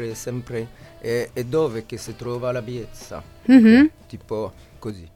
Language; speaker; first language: Italian; non-native, learner; French